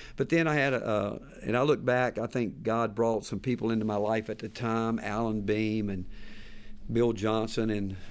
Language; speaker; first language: English; native; English